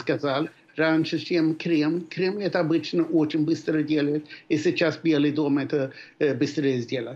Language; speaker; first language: Russian; non-native, fluent; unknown